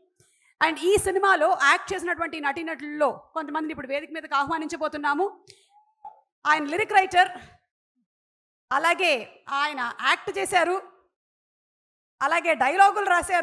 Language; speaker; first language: Telugu; native; Telugu